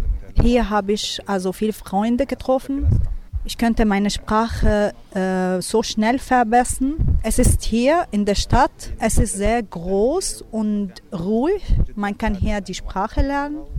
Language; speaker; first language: German; non-native, learner; Arabic